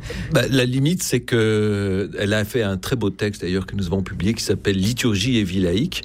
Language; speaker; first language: French; native; French